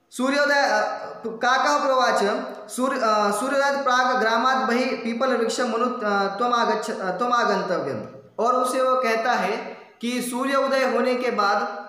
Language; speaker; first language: Hindi; non-native, local second language; Marathi